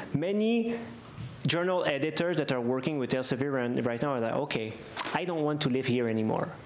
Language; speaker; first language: English; non-native, fluent; French